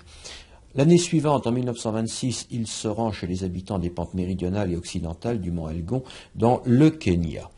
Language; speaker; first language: French; native; French